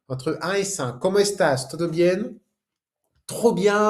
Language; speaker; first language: Spanish; non-native, fluent; French